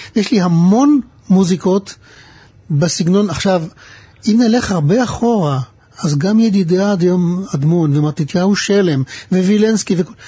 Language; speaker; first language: Hebrew; native; Hebrew